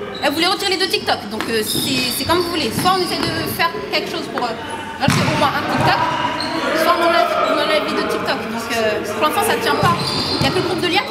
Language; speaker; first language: French; native; French